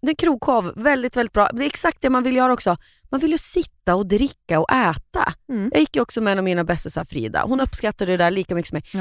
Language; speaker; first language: Swedish; native; Swedish